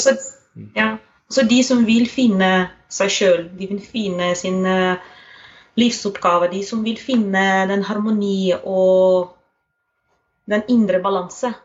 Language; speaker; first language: Norwegian; non-native, fluent; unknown